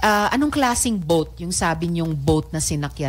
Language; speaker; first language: Filipino; native; Filipino